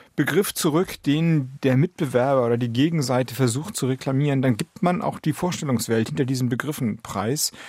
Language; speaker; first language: German; native; German